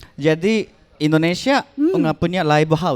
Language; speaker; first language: Indonesian; non-native, learner; Japanese